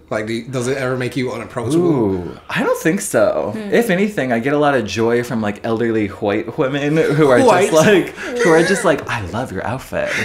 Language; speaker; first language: English; native; English